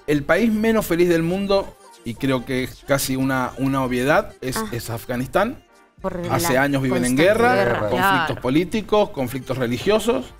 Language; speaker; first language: Spanish; native; Spanish